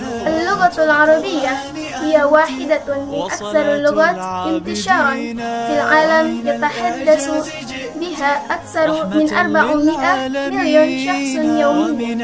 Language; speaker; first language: Arabic; non-native, learner; Indonesian